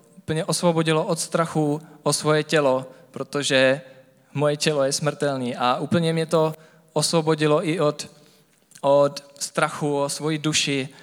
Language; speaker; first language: Czech; native; Czech